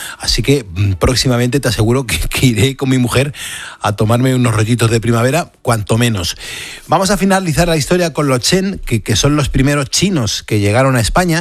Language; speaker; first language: Spanish; native; Spanish